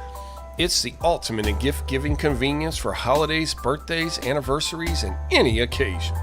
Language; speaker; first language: English; native; English